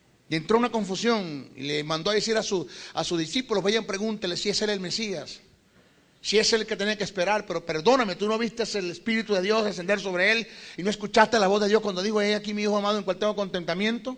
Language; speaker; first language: Spanish; native; Spanish